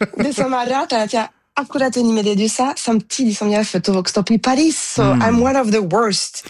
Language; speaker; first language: Norwegian; non-native, fluent; French